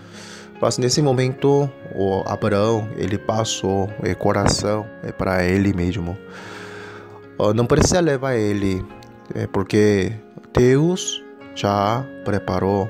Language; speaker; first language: Portuguese; non-native, fluent; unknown